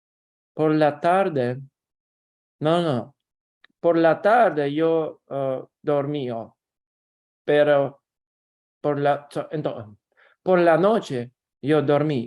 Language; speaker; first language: Spanish; non-native, learner; Russian